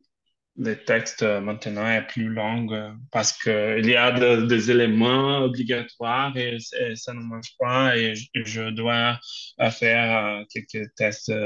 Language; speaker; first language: French; non-native, learner; Portuguese